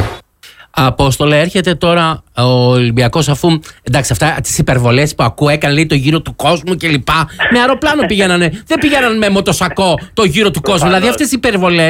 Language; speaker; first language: Greek; native; Greek